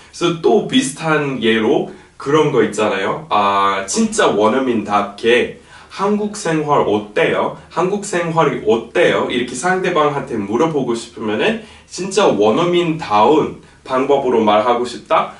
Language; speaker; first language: Korean; non-native, fluent; English